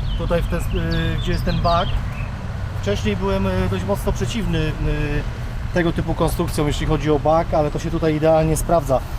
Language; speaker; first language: Polish; native; Polish